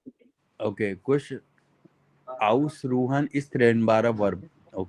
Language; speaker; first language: German; non-native, fluent; Hindi